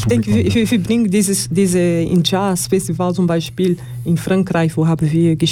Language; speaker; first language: German; non-native, learner; Portuguese